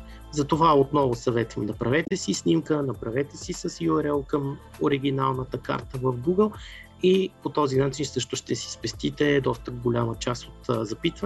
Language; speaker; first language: Bulgarian; native; Bulgarian